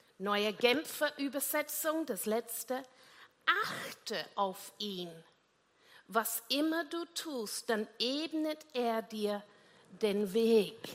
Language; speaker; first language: German; non-native, fluent; English